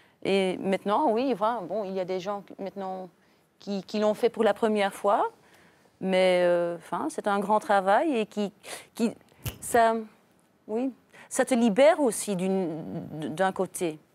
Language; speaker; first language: French; non-native, local second language; Dutch